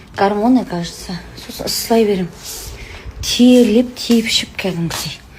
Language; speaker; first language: Russian; non-native, local second language; Kazakh